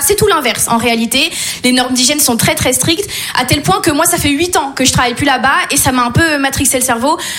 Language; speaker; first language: French; native; French